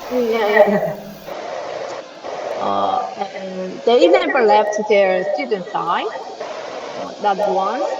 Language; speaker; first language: English; non-native, learner; Korean